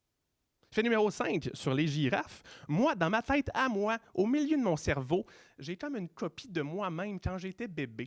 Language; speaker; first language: French; native; French